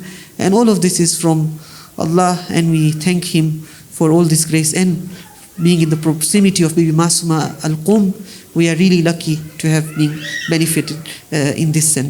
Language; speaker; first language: English; non-native, fluent; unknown